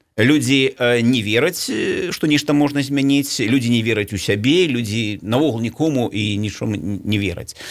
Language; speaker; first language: Belarusian; native; Belarusian